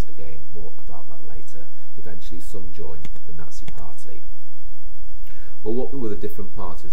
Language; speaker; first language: English; native; English